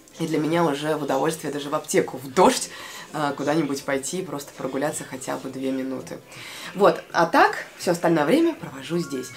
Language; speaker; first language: Russian; non-native, local second language; Latvian